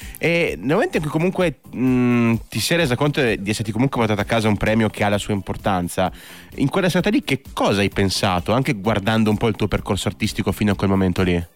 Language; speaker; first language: Italian; native; Italian